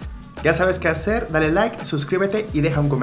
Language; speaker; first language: Spanish; native; Spanish